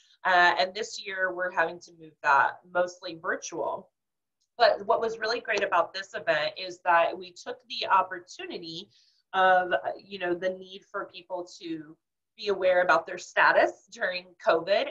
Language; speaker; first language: English; native; English